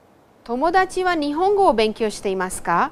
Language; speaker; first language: Japanese; non-native, fluent; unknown